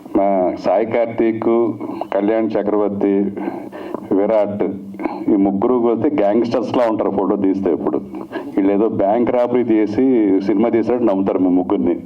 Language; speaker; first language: Telugu; native; Telugu